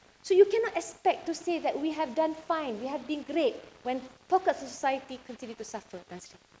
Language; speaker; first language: English; non-native, local second language; Malay